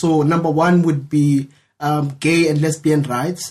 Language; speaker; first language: English; non-native, local second language; Northern Sotho